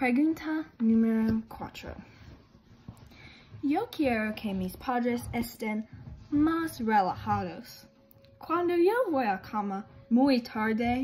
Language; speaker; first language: Spanish; non-native, learner; English